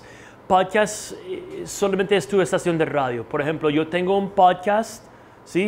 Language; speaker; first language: Spanish; non-native, fluent; English